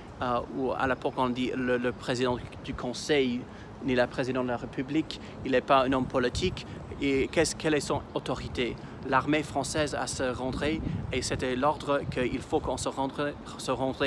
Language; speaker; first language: French; non-native, fluent; English